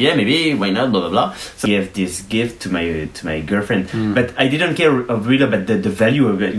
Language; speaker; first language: English; non-native, learner; French